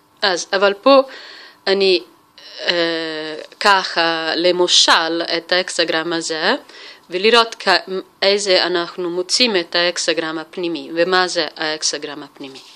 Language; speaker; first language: Hebrew; non-native, fluent; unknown